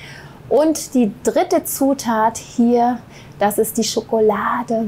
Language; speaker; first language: German; native; German